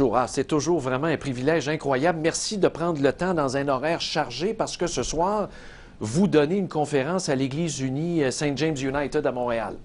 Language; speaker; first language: French; native; French